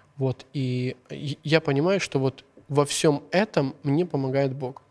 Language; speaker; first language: Russian; non-native, local second language; Hungarian